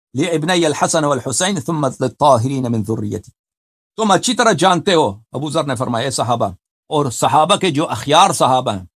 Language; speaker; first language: Urdu; non-native, fluent; Persian